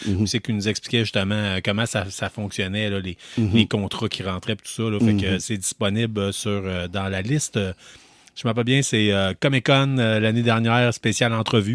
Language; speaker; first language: French; native; French